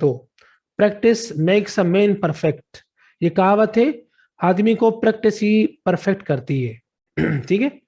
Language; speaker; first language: Urdu; non-native, local second language; Sindhi